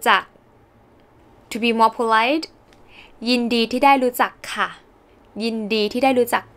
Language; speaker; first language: Thai; native; Thai